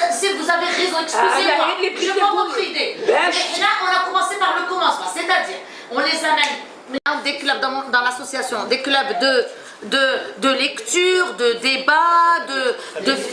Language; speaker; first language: French; non-native, local second language; Arabic